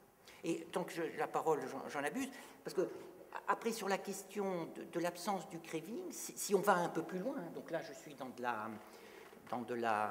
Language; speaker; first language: French; native; French